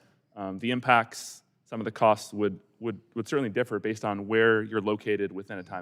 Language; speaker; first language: English; native; English